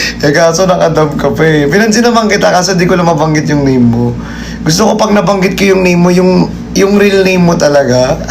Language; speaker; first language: Filipino; non-native, local second language; Cebuano